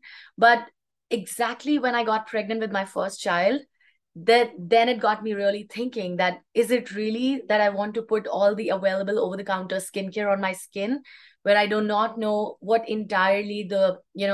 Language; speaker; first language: English; non-native, local second language; Hindi